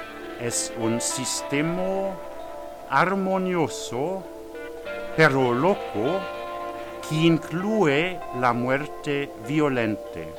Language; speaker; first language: Spanish; non-native, learner; French